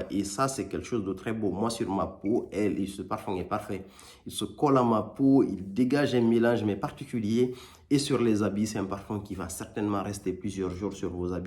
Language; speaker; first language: French; native; French